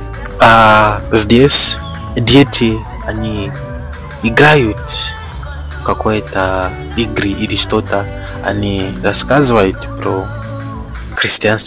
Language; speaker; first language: Russian; non-native, learner; Bemba